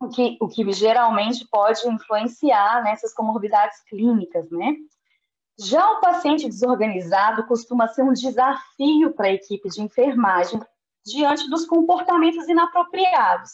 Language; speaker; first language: Portuguese; native; Portuguese